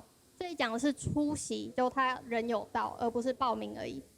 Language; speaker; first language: Chinese; native; Chinese